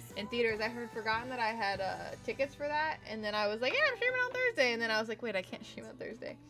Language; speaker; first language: English; native; English